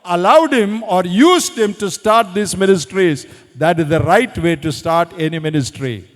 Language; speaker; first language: English; non-native, local second language; Malayalam